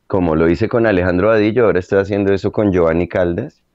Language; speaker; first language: Spanish; native; Spanish